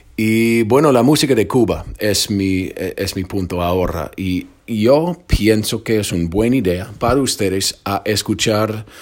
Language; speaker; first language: Spanish; non-native, fluent; English